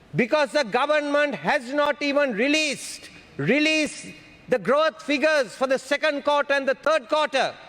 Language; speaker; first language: English; non-native, local second language; Sinhala